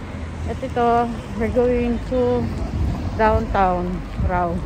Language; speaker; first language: English; non-native, local second language; Filipino